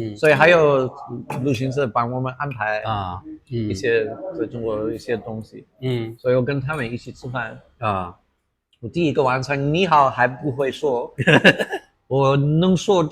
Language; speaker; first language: Chinese; non-native, fluent; English